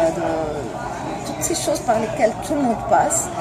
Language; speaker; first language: French; non-native, local second language; Arabic